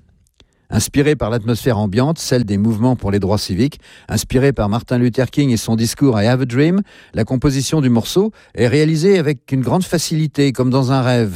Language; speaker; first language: French; native; French